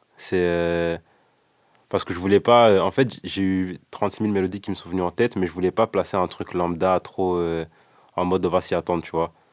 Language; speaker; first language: French; early bilingual, other home language; Lingala